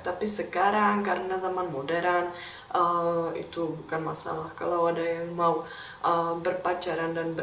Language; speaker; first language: Indonesian; non-native, fluent; Czech